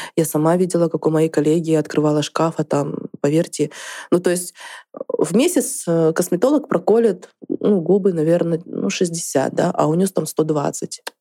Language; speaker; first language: Russian; native; Russian